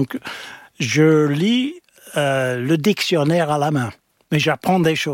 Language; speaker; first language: French; non-native, fluent; English